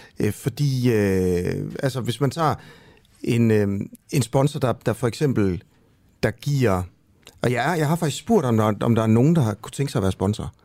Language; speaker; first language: Danish; native; Danish